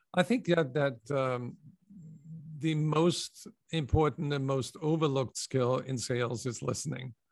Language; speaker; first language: English; non-native, fluent; German